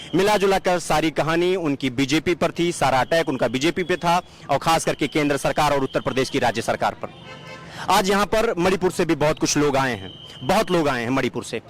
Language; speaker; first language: Hindi; native; Hindi